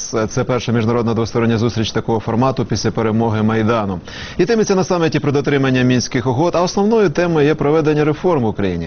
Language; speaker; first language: Ukrainian; native; Ukrainian